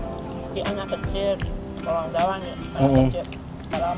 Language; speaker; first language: Indonesian; non-native, learner; Chinese